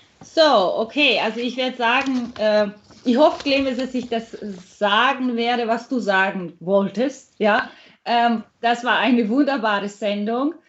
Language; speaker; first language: German; non-native, fluent; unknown